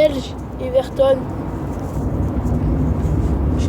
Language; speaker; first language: French; native; French